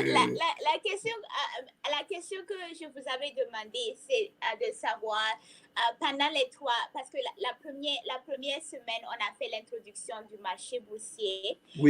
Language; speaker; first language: French; non-native, local second language; Kinyarwanda